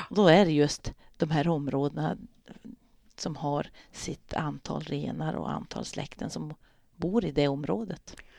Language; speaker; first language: Swedish; native; Swedish